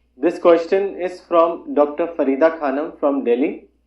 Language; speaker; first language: English; non-native, local second language; Urdu